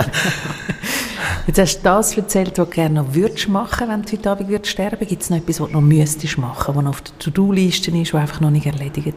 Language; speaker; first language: German; native; German